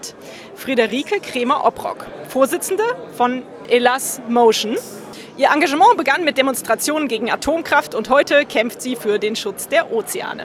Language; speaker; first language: German; native; German